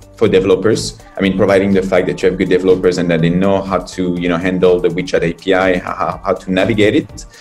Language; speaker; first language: English; non-native, fluent; French